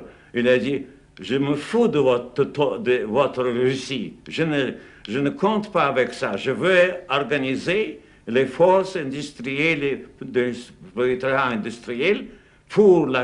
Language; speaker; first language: French; non-native, fluent; Russian